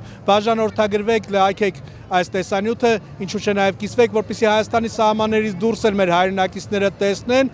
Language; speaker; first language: Armenian; native; Armenian